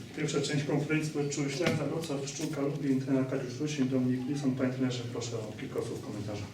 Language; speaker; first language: Polish; native; Polish